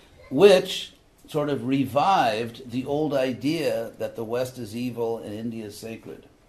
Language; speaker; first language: English; native; English